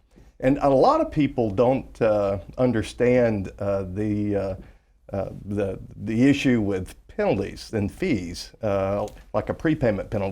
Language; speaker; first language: English; native; English